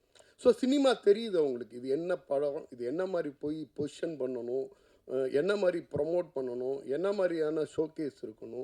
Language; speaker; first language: Tamil; native; Tamil